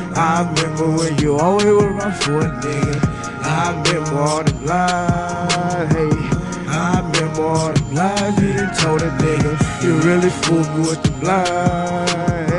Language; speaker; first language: English; native; English